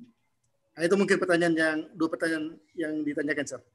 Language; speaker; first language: Indonesian; native; Indonesian